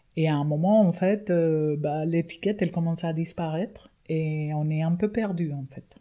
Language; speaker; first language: French; non-native, fluent; Spanish